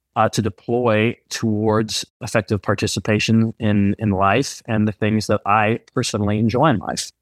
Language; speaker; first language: English; native; English